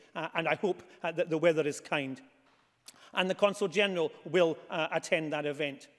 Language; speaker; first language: English; native; English